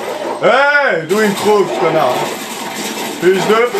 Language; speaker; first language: French; native; French